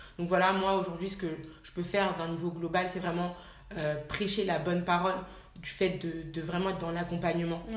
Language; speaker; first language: French; native; French